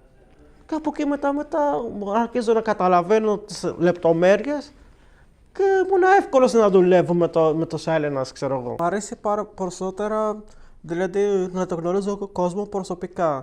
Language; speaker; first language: Greek; non-native, learner; Arabic